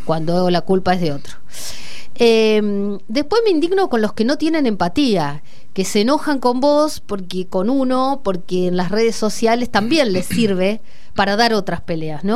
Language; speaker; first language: Spanish; native; Spanish